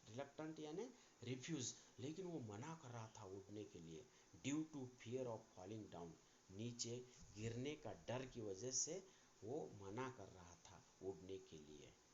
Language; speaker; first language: Hindi; non-native, local second language; Marathi